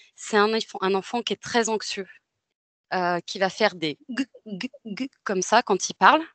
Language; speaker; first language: French; native; French